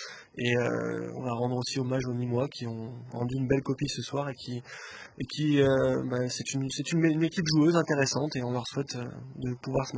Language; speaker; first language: French; native; French